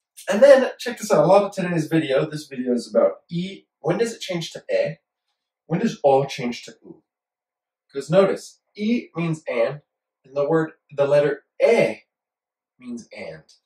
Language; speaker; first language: English; native; English